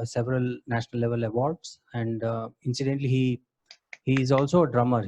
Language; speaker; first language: English; non-native, local second language; Kannada